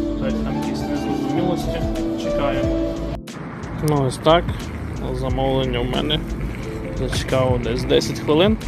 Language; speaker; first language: Ukrainian; native; Ukrainian